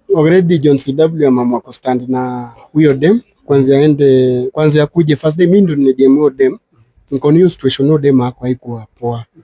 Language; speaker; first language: Swahili; native; Swahili